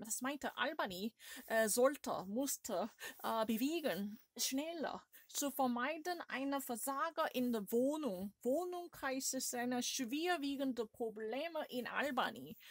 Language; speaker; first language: German; non-native, learner; Korean